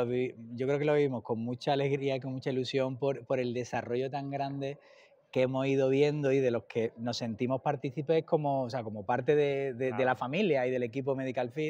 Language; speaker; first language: Spanish; native; Spanish